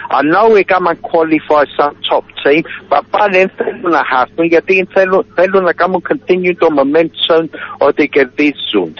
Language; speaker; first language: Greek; early bilingual, heritage; Greek